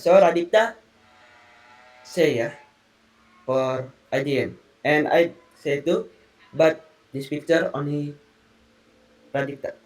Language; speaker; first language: English; non-native, learner; Indonesian